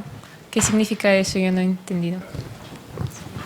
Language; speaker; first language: Spanish; non-native, fluent; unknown